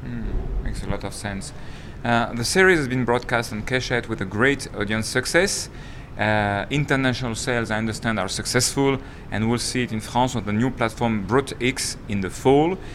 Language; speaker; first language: English; non-native, fluent; French